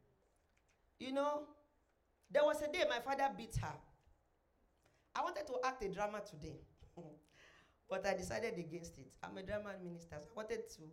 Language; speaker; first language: English; non-native, local second language; Yoruba